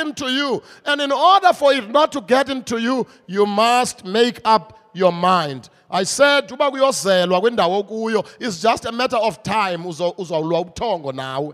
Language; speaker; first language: English; non-native, local second language; Xhosa